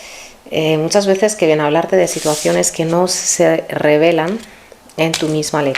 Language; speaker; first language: Spanish; native; Spanish